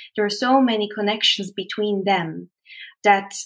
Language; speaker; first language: English; non-native, fluent; Polish